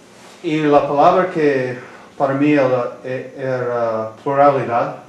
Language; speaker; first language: Spanish; non-native, learner; English